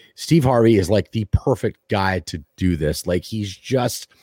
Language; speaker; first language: English; native; English